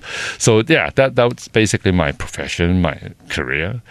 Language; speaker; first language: English; non-native, local second language; Cantonese